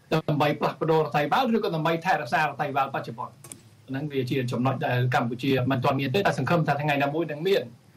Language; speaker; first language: Khmer; early bilingual, heritage; Khmer